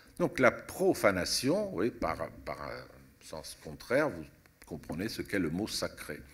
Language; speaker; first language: French; early bilingual, other home language; Italian